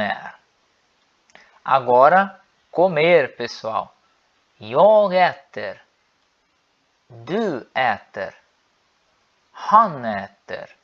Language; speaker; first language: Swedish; non-native, learner; Portuguese